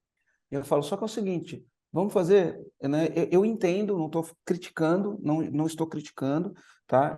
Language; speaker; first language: Portuguese; native; Portuguese